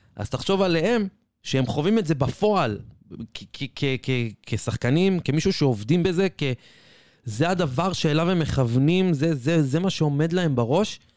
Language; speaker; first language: Hebrew; native; Hebrew